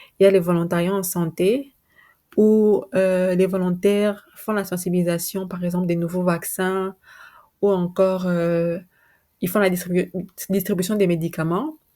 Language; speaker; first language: French; non-native, local second language; Lingala